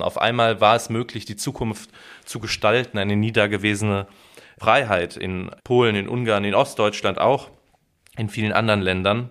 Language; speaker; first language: German; native; German